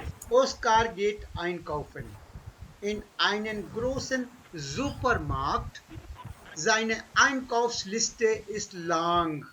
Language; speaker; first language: German; non-native, fluent; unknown